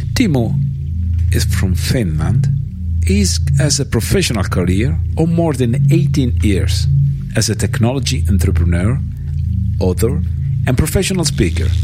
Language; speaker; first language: English; non-native, fluent; Italian